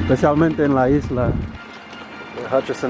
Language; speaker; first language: Spanish; non-native, learner; Haitian Creole